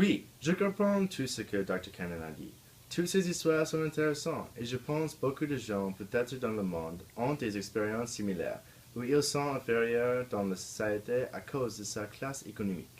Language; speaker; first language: French; non-native, learner; English